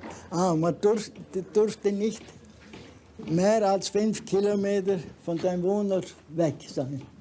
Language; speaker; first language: German; early bilingual, heritage; German